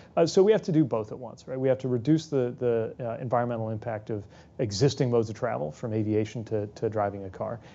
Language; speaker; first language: English; native; English